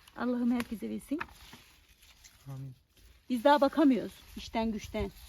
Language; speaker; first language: Turkish; native; Turkish